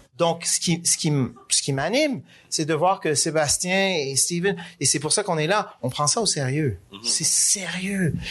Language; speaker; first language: French; native; French